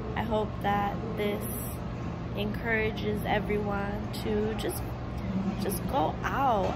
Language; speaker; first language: English; early bilingual, other home language; Spanish